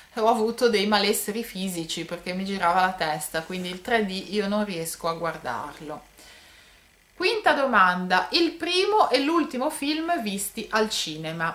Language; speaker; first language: Italian; native; Italian